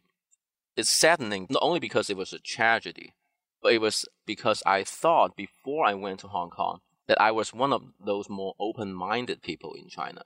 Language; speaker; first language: English; non-native, fluent; Cantonese